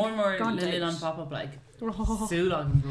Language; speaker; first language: Irish; non-native, local second language; English